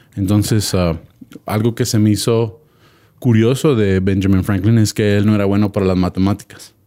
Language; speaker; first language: Spanish; early bilingual, heritage; Spanish